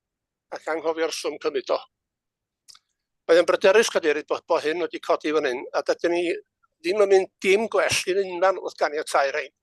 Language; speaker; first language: Welsh; native; Welsh